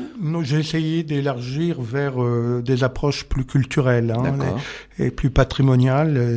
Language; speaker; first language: French; native; French